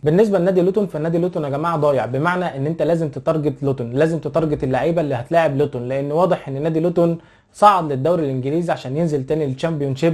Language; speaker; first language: Arabic; native; Arabic